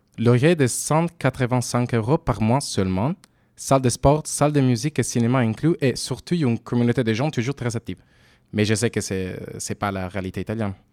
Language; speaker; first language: French; non-native, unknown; Italian